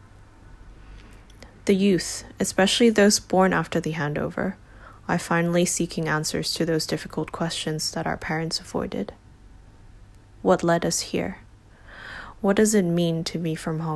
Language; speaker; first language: English; non-native, local second language; Cantonese